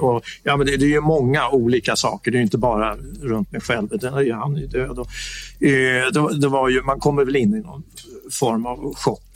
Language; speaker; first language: Swedish; native; Swedish